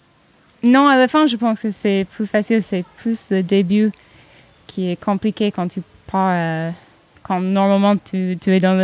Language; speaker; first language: French; non-native, learner; English